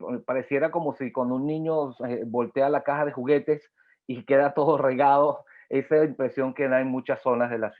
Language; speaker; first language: Spanish; native; Spanish